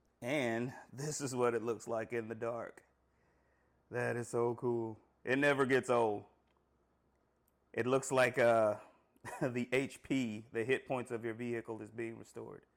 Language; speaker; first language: English; native; English